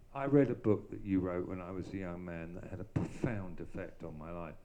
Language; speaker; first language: English; native; English